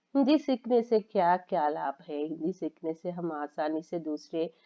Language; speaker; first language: Hindi; non-native, local second language; Telugu